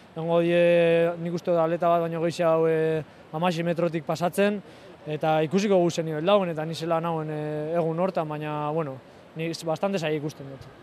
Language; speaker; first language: Basque; native; Basque